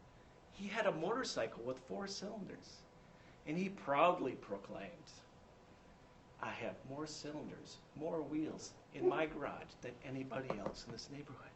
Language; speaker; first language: English; native; English